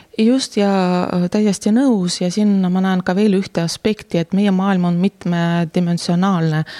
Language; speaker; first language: Estonian; non-native, local second language; Russian